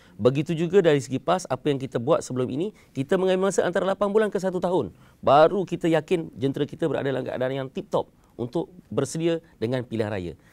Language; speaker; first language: Malay; native; Malay